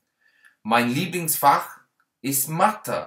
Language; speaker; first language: German; non-native, learner; English